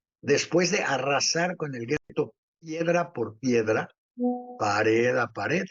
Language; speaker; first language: Spanish; native; Spanish